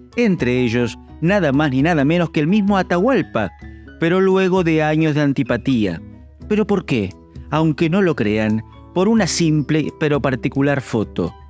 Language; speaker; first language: Spanish; native; Spanish